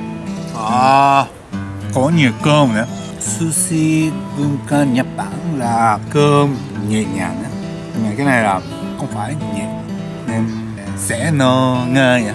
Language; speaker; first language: Vietnamese; non-native, learner; Japanese